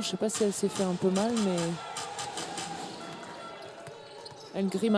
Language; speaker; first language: French; native; French